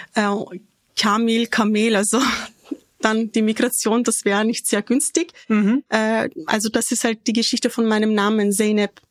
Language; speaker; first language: German; early bilingual, other home language; Turkish